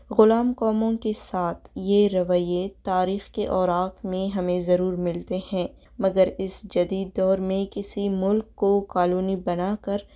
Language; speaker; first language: Urdu; non-native, local second language; Baluchi